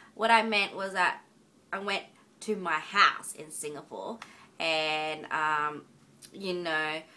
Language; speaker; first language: English; native; English